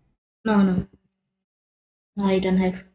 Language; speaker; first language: English; non-native, learner; Indonesian